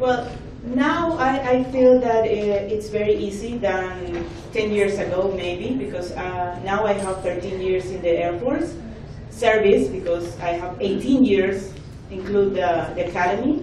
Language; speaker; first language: English; non-native, fluent; Spanish